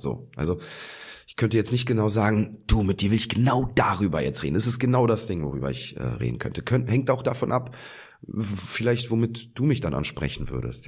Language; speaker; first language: German; native; German